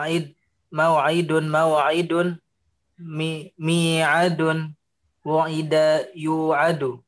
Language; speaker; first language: Arabic; non-native, learner; Indonesian